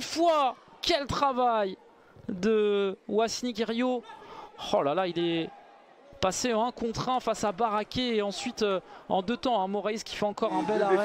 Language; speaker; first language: French; native; French